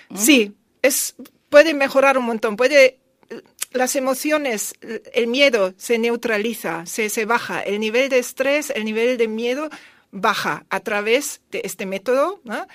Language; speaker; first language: Spanish; non-native, fluent; German